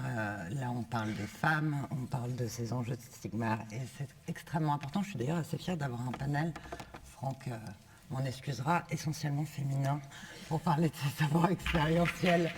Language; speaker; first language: French; native; French